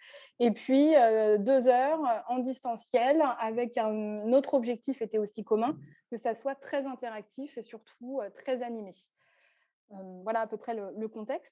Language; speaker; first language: French; native; French